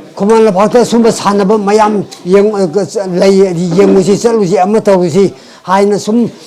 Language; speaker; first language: Manipuri; native; Manipuri